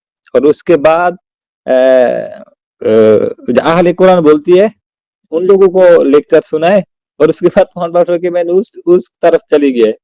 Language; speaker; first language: Hindi; non-native, learner; Bangla